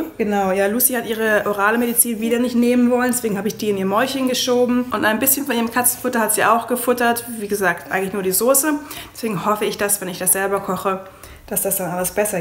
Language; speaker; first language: German; native; German